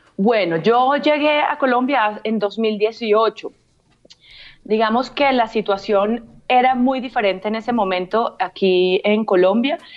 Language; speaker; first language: Spanish; native; Spanish